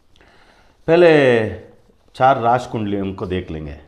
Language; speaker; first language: Hindi; non-native, local second language; Kannada